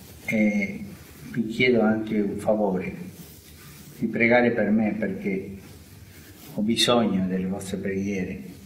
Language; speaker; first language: Italian; non-native, fluent; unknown